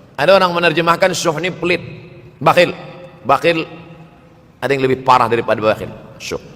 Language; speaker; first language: Malay; native; Malay